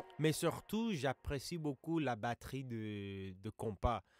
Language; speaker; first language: French; non-native, learner; English